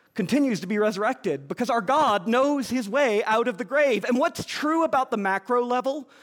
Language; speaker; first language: English; native; English